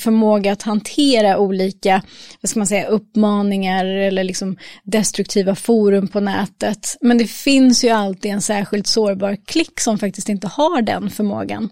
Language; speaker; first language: Swedish; native; Swedish